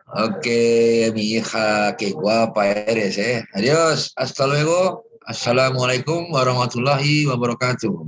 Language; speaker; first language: Spanish; non-native, fluent; Indonesian